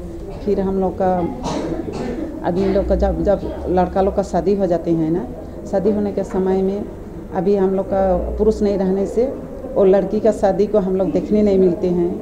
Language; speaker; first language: Hindi; non-native, local second language; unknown